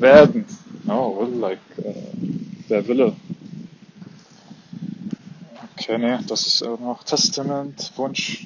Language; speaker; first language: German; non-native, fluent; Arabic